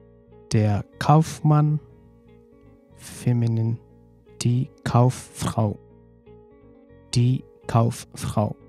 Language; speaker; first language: German; non-native, fluent; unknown